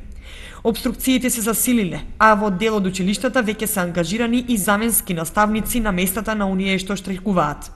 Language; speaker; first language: Macedonian; native; Macedonian